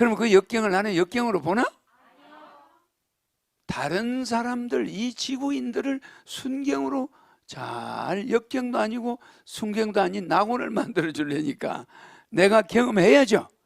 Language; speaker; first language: Korean; native; Korean